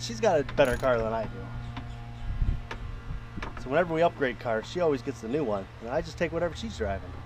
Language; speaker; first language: English; native; English